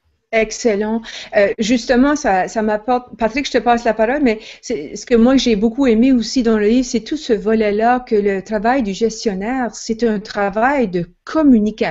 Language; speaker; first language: French; native; French